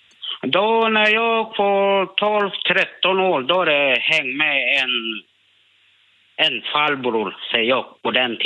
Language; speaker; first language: Swedish; non-native, learner; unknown